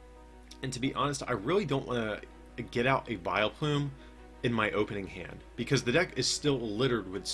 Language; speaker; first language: English; native; English